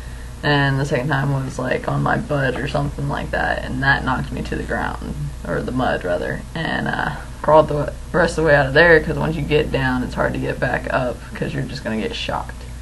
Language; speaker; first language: English; native; English